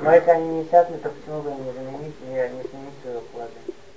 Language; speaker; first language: Russian; native; Russian